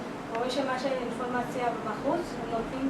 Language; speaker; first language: Hebrew; non-native, fluent; Marathi